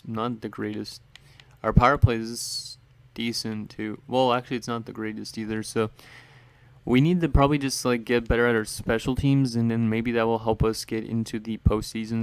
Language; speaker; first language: English; native; English